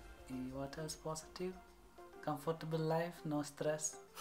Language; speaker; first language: English; non-native, local second language; Malayalam